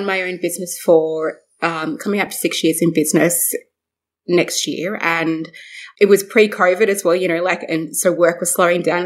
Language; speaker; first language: English; native; English